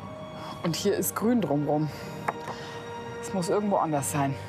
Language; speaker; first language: German; native; German